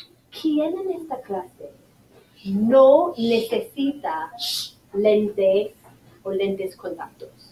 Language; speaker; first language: Spanish; non-native, fluent; English